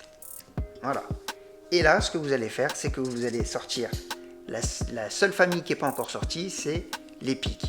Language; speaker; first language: French; native; French